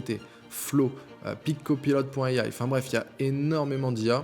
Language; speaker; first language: French; native; French